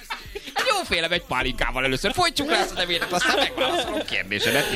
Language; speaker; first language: Hungarian; native; Hungarian